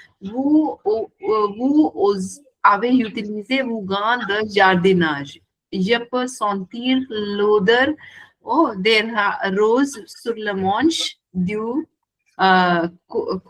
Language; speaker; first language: French; non-native, learner; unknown